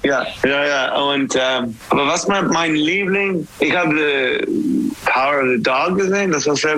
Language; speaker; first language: German; non-native, learner; English